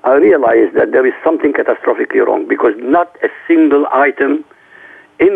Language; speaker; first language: English; non-native, fluent; Arabic